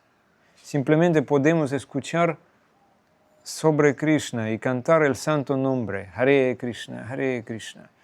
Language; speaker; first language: Spanish; non-native, fluent; Russian